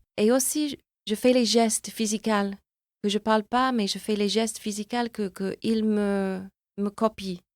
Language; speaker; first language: French; non-native, fluent; English